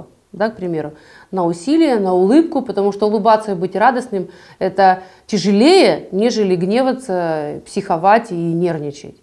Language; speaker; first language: Russian; native; Russian